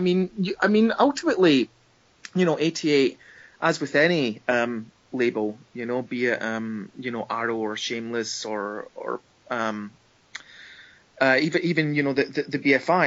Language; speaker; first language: English; native; English